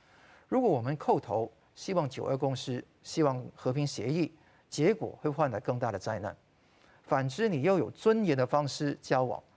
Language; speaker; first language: Chinese; non-native, local second language; Cantonese